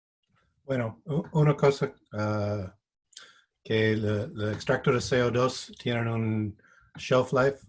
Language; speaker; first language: Spanish; non-native, fluent; English